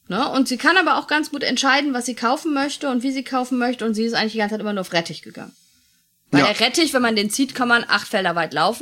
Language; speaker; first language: German; native; German